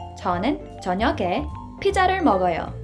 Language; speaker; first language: Korean; non-native, fluent; English